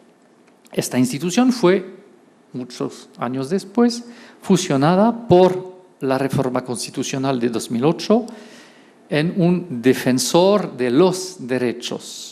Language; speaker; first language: Spanish; non-native, fluent; French